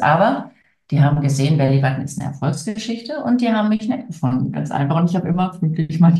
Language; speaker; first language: German; native; German